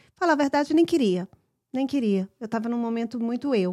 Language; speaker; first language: Portuguese; early bilingual, heritage; English